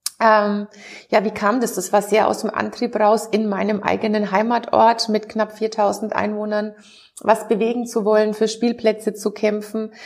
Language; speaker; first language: German; native; German